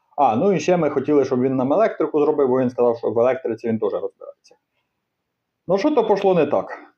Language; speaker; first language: Ukrainian; native; Ukrainian